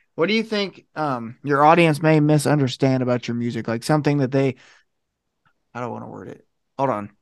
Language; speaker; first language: English; native; English